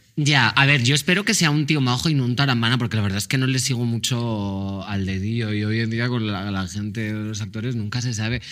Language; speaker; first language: Spanish; native; Spanish